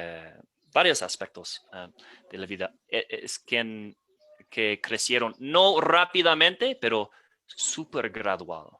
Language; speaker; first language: Spanish; non-native, fluent; English